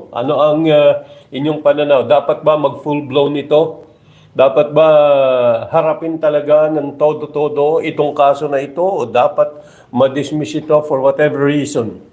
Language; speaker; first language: Filipino; native; Filipino